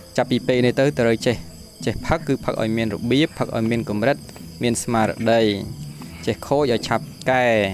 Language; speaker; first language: Khmer; native; Khmer